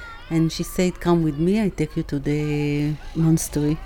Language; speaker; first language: English; non-native, learner; Hebrew